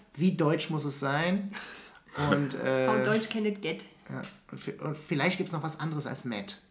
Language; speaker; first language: German; native; German